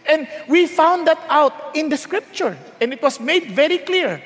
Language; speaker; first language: English; non-native, local second language; Filipino